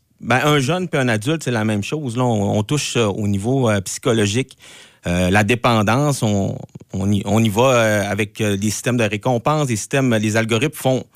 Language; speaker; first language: French; native; French